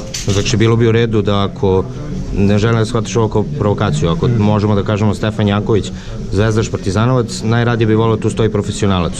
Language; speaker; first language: Bosnian; native; Bosnian